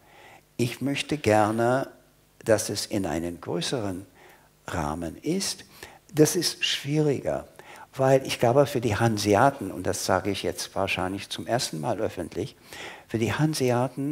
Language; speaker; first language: German; non-native, fluent; English